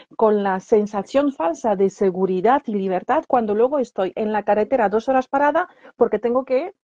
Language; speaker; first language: Spanish; non-native, fluent; Polish